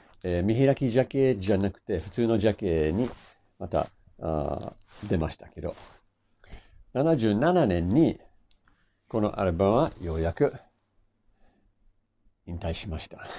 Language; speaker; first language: Japanese; non-native, fluent; English